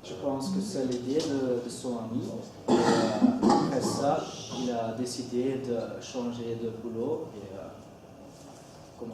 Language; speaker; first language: French; non-native, learner; Dutch